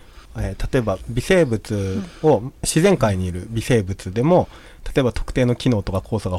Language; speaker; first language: Japanese; native; Japanese